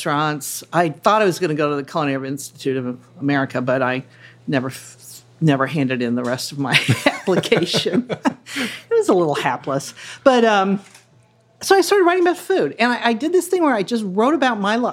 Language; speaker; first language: English; native; English